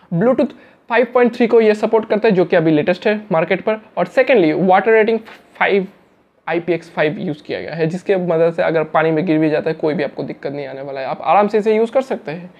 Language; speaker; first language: Hindi; native; Hindi